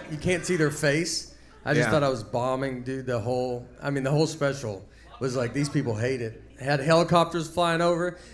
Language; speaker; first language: English; native; English